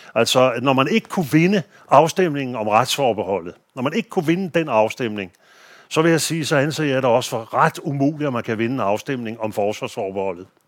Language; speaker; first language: Danish; native; Danish